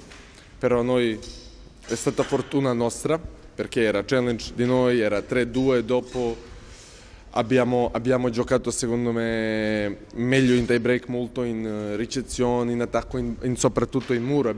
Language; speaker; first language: Italian; non-native, fluent; Serbian